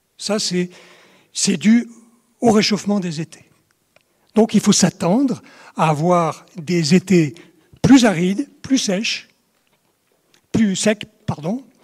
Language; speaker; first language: French; native; French